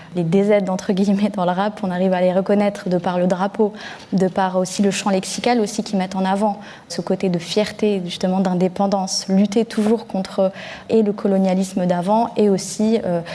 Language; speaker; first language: French; early bilingual, other home language; Arabic